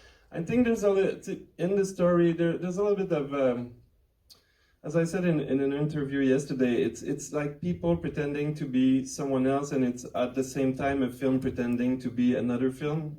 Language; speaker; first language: English; non-native, fluent; French